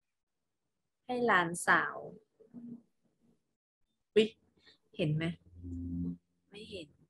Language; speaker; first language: Thai; native; Thai